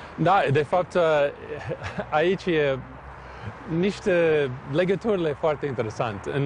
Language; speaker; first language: Romanian; non-native, learner; English